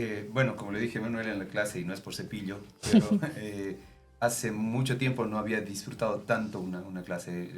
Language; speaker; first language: Spanish; native; Spanish